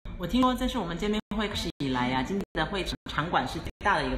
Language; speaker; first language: Chinese; native; Chinese